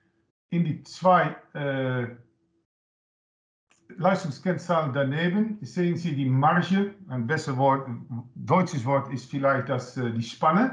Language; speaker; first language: German; non-native, learner; Dutch